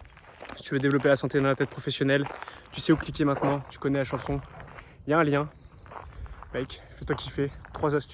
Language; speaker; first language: French; native; French